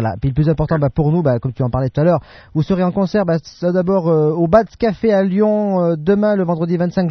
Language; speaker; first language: French; native; French